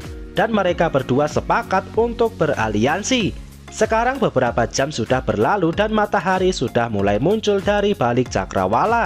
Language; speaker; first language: Indonesian; native; Indonesian